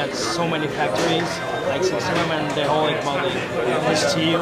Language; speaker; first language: English; non-native, learner; Russian